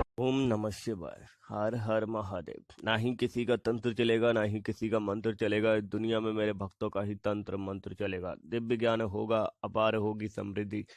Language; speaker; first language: Hindi; native; Hindi